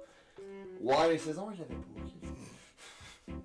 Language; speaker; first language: French; native; French